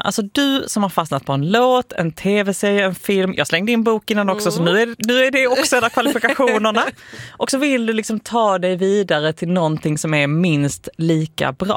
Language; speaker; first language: Swedish; native; Swedish